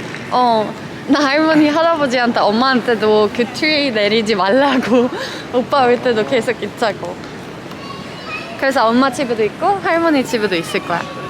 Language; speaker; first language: Korean; native; Korean